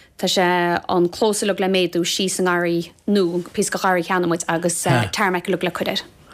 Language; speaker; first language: Irish; native; Irish